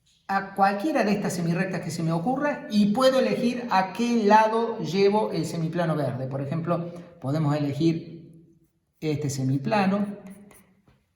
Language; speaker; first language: Spanish; native; Spanish